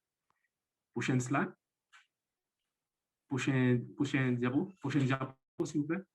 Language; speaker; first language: French; non-native, local second language; Haitian Creole